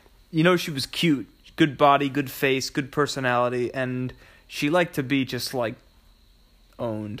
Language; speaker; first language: English; native; English